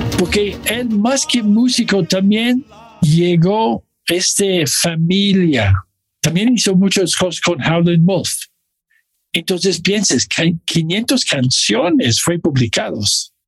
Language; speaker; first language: Spanish; non-native, fluent; English